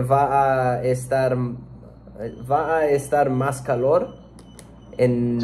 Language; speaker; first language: Spanish; non-native, learner; English